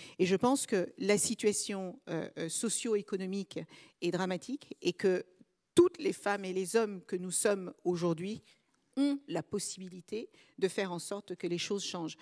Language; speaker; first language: French; early bilingual, other home language; Kabuverdianu